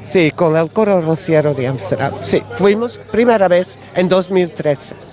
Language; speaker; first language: Spanish; non-native, learner; Dutch